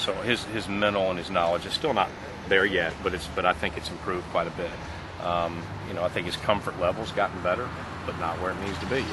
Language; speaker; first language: English; native; English